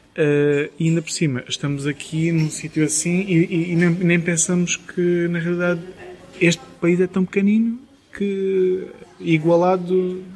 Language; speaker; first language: Portuguese; native; Portuguese